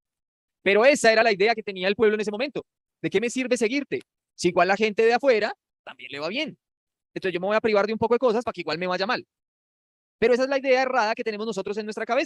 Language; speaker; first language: Spanish; native; Spanish